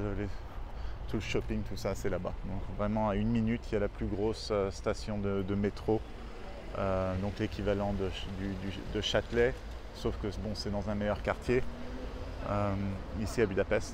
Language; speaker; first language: French; native; French